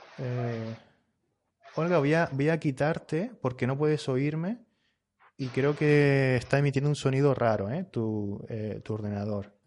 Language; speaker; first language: Spanish; native; Spanish